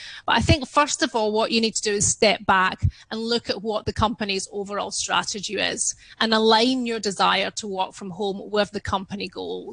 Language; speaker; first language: English; native; English